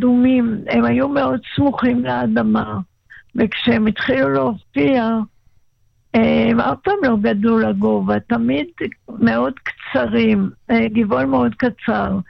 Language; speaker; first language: Hebrew; non-native, local second language; German